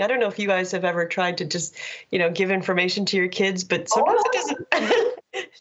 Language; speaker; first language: English; native; English